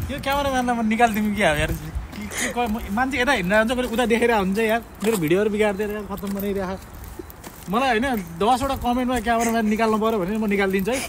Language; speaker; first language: Nepali; native; Nepali